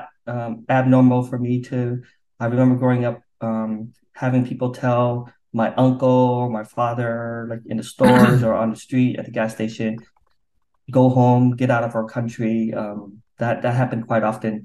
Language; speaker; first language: English; native; English